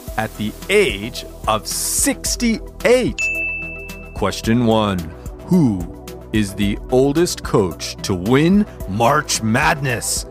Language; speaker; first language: English; native; English